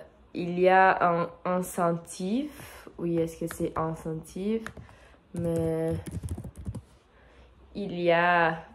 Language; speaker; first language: French; non-native, fluent; Portuguese